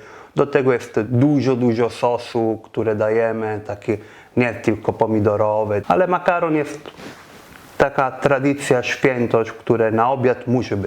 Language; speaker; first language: Polish; non-native, fluent; Italian